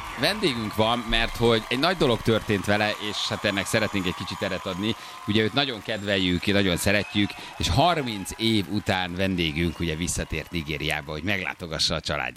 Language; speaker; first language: Hungarian; native; Hungarian